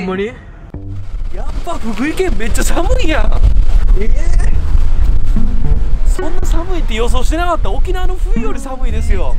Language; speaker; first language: Japanese; native; Japanese